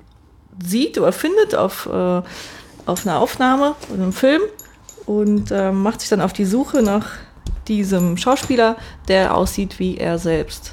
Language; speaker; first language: German; native; German